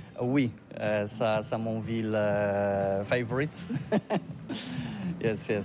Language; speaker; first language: French; non-native, learner; Polish